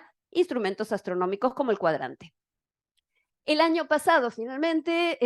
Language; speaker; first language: Spanish; native; Spanish